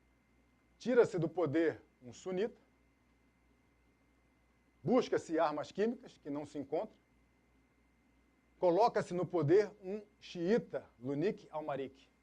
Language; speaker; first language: Portuguese; native; Portuguese